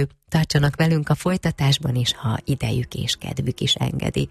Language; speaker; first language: Hungarian; native; Hungarian